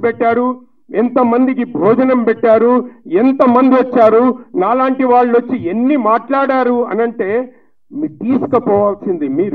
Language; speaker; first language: Telugu; native; Telugu